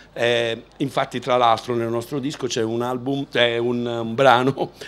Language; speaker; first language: Italian; native; Italian